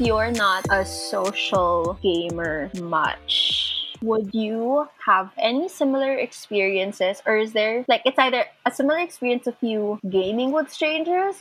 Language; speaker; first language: English; non-native, local second language; Filipino